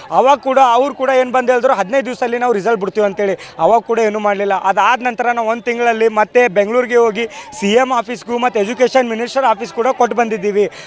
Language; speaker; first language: Kannada; native; Kannada